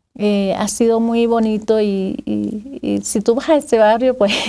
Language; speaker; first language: Spanish; native; Spanish